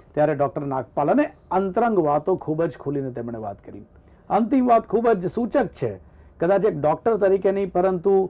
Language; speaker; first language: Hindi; non-native, local second language; Gujarati